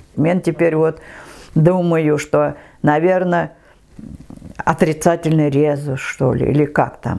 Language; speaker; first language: Russian; non-native, local second language; Kazakh